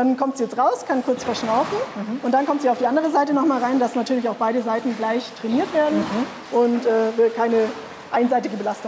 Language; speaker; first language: German; native; German